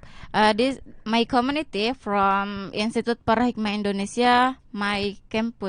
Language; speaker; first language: English; non-native, learner; Indonesian